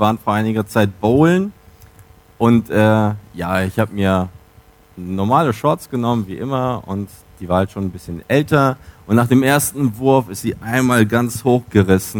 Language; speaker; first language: German; native; German